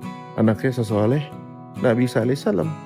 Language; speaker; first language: Indonesian; native; Indonesian